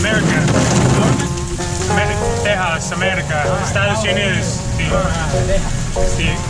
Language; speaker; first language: Spanish; non-native, learner; English